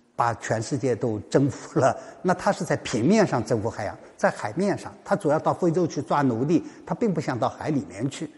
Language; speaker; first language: Chinese; native; Chinese